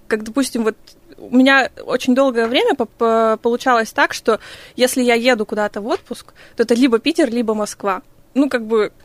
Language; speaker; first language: Russian; native; Russian